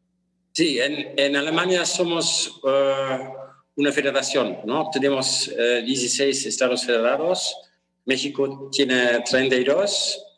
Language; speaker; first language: Spanish; non-native, fluent; German